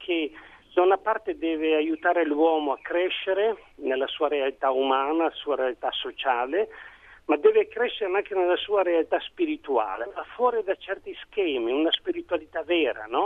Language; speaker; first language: Italian; native; Italian